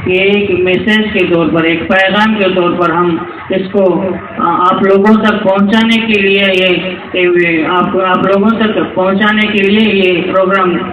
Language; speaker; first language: Urdu; native; Urdu